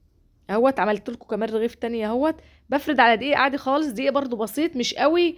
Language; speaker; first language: Arabic; native; Arabic